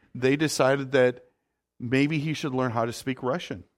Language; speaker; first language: English; native; English